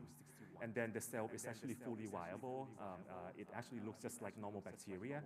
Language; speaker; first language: English; non-native, fluent; Thai